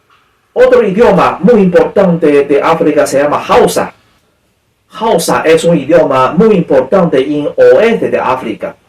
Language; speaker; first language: Spanish; non-native, learner; Chinese